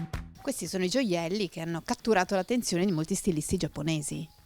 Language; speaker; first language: Italian; native; Italian